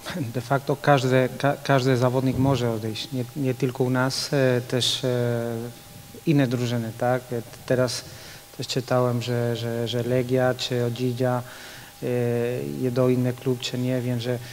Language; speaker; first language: Polish; non-native, fluent; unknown